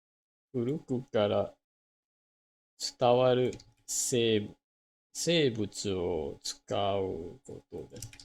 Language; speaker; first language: Japanese; non-native, learner; English